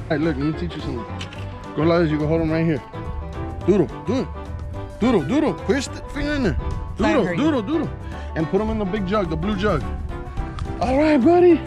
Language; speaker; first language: English; native; English